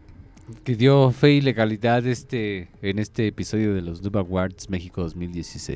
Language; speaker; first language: Spanish; native; Spanish